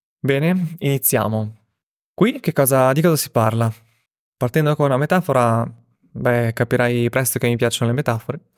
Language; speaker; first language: Italian; early bilingual, other home language; Russian